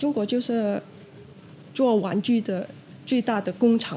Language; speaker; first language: Chinese; non-native, fluent; Indonesian